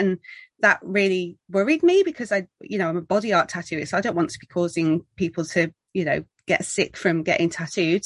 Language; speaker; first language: English; native; English